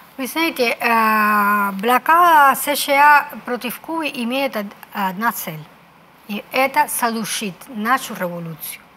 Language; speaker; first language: Russian; non-native, fluent; Spanish